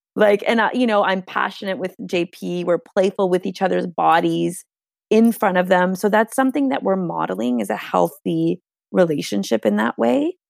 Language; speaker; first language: English; non-native, fluent; Hungarian